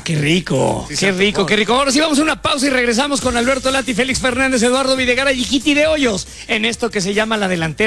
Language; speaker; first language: Spanish; native; Spanish